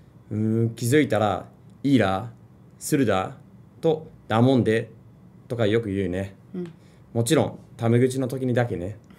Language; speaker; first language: Japanese; non-native, fluent; English